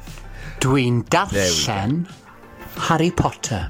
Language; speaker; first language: Welsh; non-native, learner; English